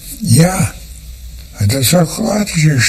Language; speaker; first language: German; non-native, fluent; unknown